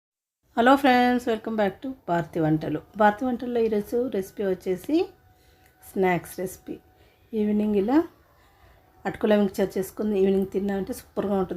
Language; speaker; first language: Telugu; native; Telugu